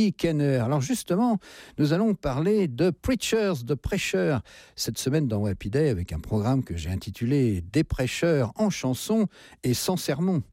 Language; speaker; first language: French; native; French